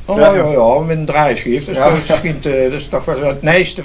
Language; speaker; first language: Dutch; native; Dutch